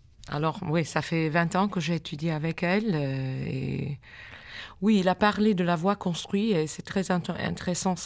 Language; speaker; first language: French; non-native, fluent; English